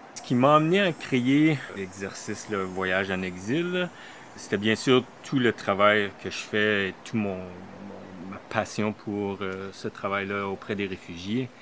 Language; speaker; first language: French; native; French